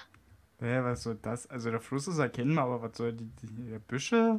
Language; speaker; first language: German; native; German